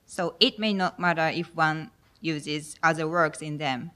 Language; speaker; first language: English; non-native, fluent; Japanese